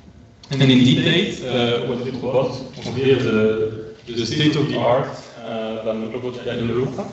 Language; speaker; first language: Dutch; non-native, local second language; French